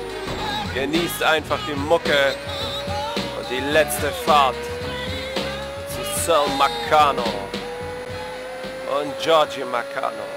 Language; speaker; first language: German; native; German